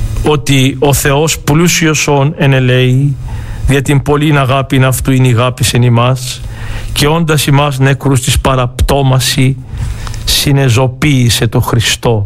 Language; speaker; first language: Greek; native; Greek